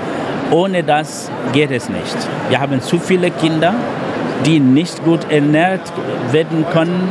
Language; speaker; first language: German; non-native, fluent; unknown